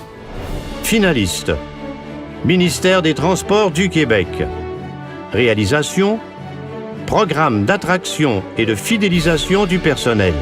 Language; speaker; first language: French; native; French